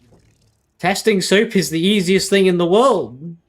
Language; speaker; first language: English; native; English